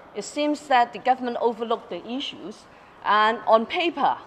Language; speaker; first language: English; non-native, local second language; Cantonese